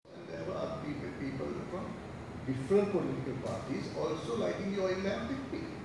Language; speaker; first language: English; non-native, local second language; Sinhala